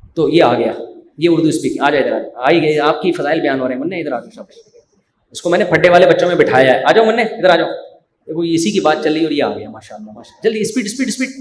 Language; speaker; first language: Urdu; native; Urdu